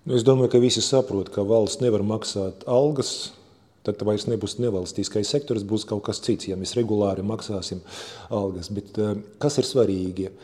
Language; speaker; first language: Latvian; non-native, local second language; Russian